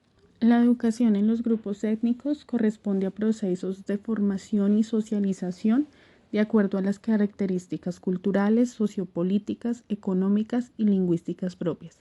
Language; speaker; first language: Spanish; native; Spanish